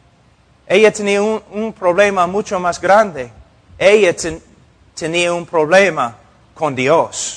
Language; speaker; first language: Spanish; non-native, fluent; English